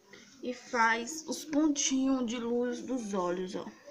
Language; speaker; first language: Portuguese; native; Portuguese